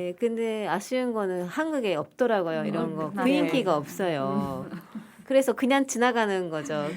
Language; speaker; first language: Korean; non-native, fluent; Japanese